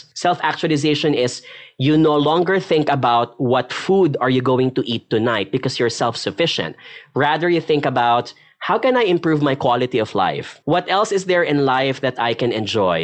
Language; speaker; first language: English; non-native, local second language; Filipino